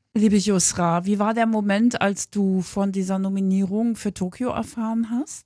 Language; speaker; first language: German; native; German